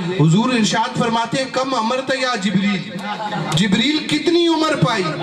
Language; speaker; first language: Urdu; non-native, local second language; Punjabi